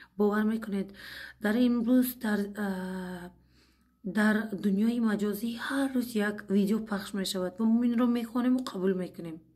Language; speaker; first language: Tajik; non-native, fluent; Uzbek